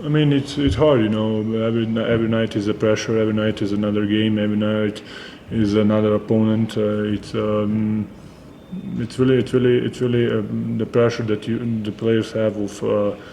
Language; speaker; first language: English; non-native, fluent; Serbian